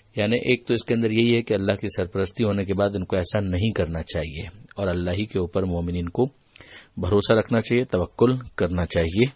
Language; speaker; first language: Urdu; native; Urdu